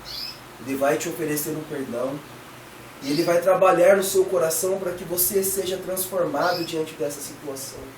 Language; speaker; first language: Portuguese; native; Portuguese